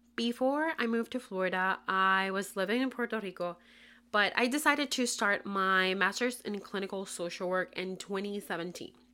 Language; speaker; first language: English; non-native, local second language; Spanish